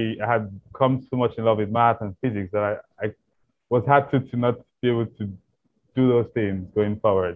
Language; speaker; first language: English; non-native, local second language; Igbo